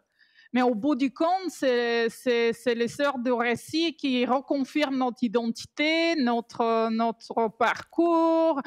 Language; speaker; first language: French; non-native, fluent; Bulgarian